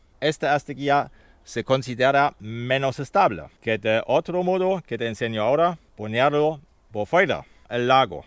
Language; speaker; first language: Spanish; non-native, fluent; German